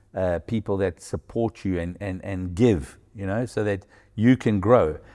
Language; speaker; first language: English; native; English